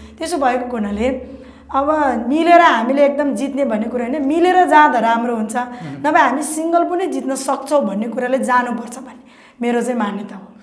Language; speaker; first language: Nepali; non-native, local second language; Eastern Tamang